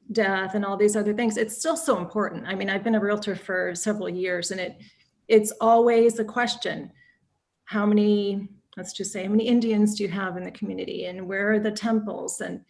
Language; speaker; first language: English; native; English